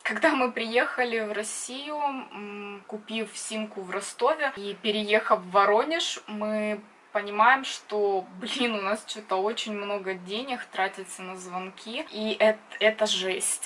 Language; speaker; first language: Russian; native; Russian